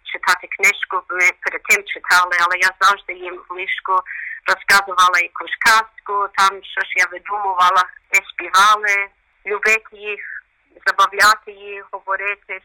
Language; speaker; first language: Ukrainian; early bilingual, heritage; Ukrainian